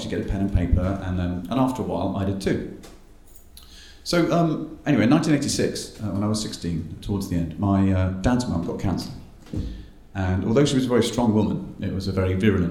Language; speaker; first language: English; native; English